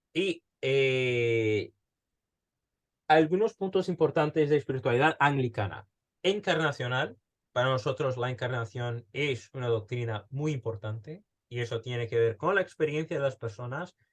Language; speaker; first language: Spanish; early bilingual, heritage; Spanish